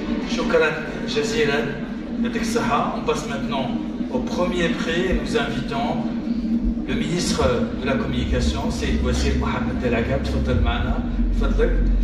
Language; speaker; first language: French; non-native, local second language; Arabic